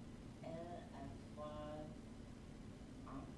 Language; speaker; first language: French; non-native, learner; English